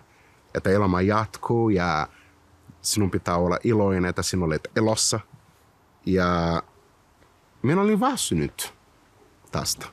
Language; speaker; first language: Finnish; non-native, fluent; Portuguese